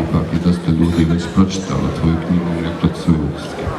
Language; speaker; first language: Bosnian; native; Bosnian